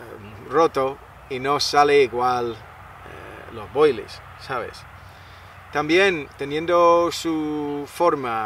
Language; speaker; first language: Spanish; non-native, fluent; English